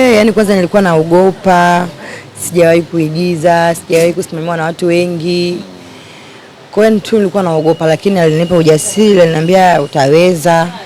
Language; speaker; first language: Swahili; native; Swahili